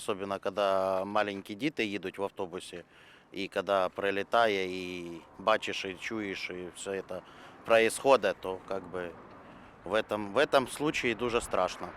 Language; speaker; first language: Ukrainian; non-native, local second language; Russian